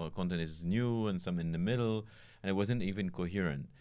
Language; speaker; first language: English; non-native, fluent; Arabic